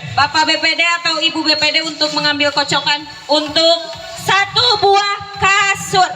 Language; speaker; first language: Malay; non-native, local second language; Sundanese